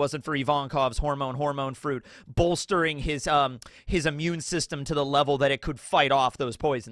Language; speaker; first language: English; native; English